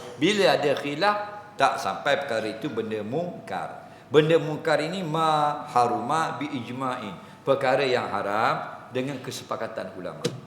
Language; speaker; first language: Malay; native; Malay